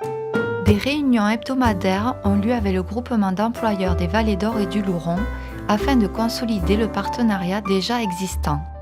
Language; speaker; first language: French; native; French